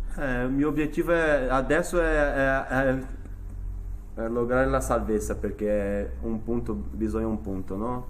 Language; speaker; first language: Italian; non-native, fluent; Portuguese